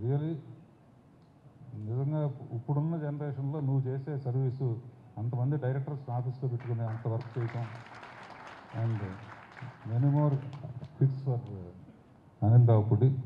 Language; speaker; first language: Telugu; native; Telugu